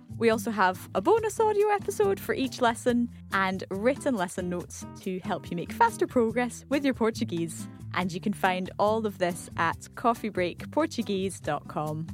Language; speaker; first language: English; native; English